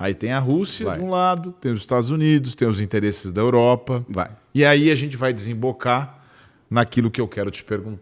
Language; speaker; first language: Portuguese; native; Portuguese